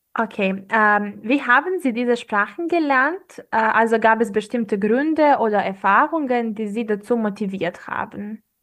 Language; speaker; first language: German; non-native, fluent; Serbian